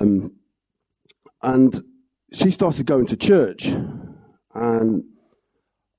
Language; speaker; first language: English; native; English